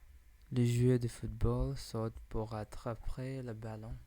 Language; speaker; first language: French; non-native, learner; English